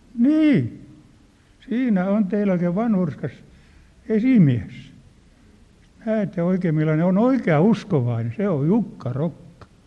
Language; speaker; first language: Finnish; native; Finnish